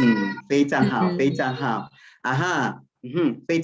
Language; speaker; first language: Chinese; non-native, fluent; Swahili